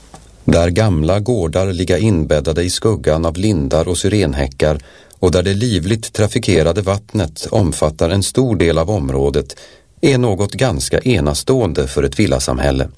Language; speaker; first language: Swedish; native; Swedish